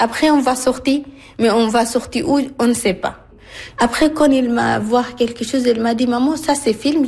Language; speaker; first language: French; non-native, learner; Arabic